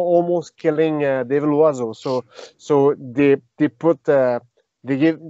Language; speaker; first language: English; non-native, fluent; French